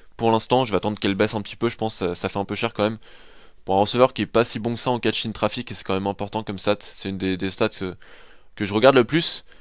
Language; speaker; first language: French; native; French